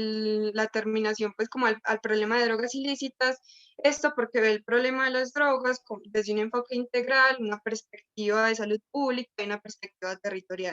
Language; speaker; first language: Spanish; native; Spanish